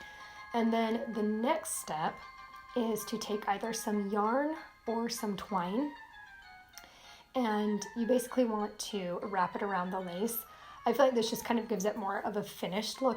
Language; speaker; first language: English; native; English